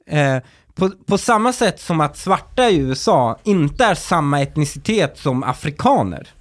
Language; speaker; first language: Swedish; early bilingual, other home language; Persian